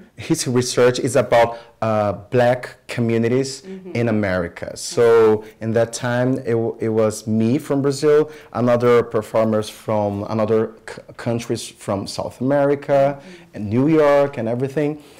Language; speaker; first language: English; non-native, fluent; Portuguese